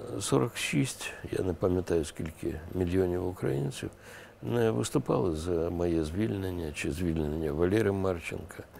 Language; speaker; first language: Ukrainian; non-native, local second language; Russian